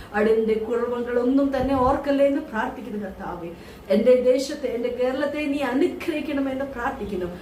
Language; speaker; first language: Malayalam; early bilingual, heritage; Malayalam